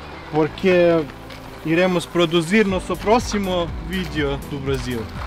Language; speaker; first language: Portuguese; non-native, learner; Serbian